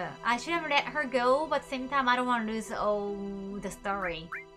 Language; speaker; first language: English; non-native, fluent; Japanese